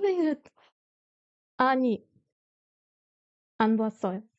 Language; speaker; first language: Korean; non-native, learner; French